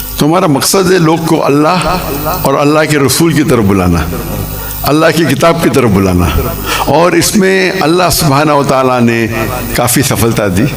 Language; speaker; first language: Urdu; non-native, local second language; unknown